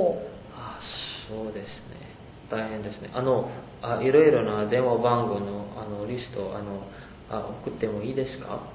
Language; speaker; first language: Japanese; non-native, learner; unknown